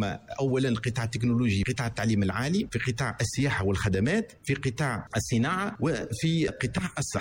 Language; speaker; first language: Arabic; native; Arabic